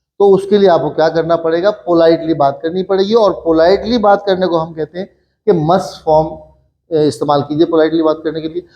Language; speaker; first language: Urdu; native; Urdu